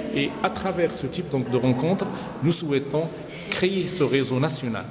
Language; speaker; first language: French; non-native, local second language; Arabic